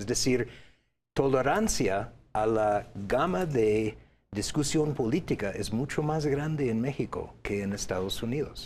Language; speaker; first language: Spanish; non-native, fluent; English